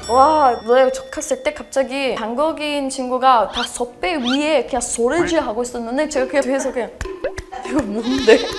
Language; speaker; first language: Korean; non-native, learner; English